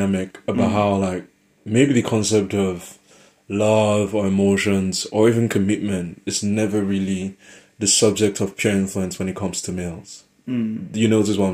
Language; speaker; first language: English; non-native, local second language; Yoruba